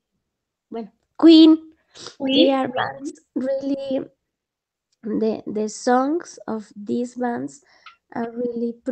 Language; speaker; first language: English; non-native, learner; Spanish